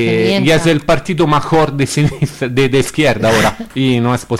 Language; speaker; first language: Spanish; non-native, learner; Italian